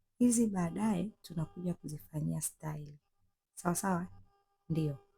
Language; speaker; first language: Swahili; native; Swahili